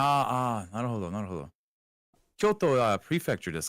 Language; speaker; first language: Japanese; non-native, learner; English